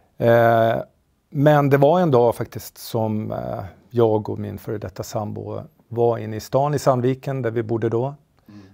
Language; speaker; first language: Swedish; native; Swedish